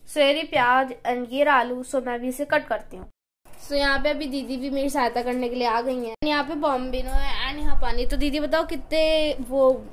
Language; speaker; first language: Hindi; native; Hindi